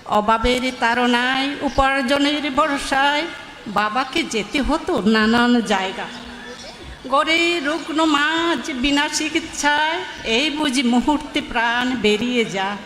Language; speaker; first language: Bangla; non-native, local second language; Manipuri